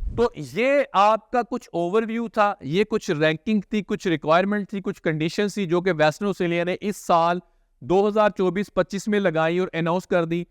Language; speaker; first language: Urdu; non-native, local second language; Punjabi